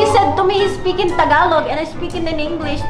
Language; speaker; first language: English; non-native, local second language; Filipino